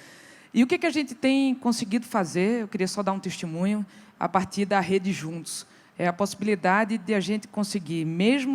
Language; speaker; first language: Portuguese; native; Portuguese